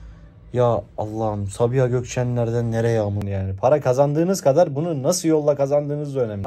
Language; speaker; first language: Turkish; native; Turkish